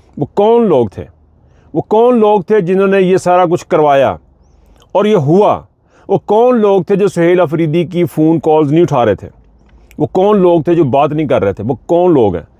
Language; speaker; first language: Urdu; non-native, local second language; Punjabi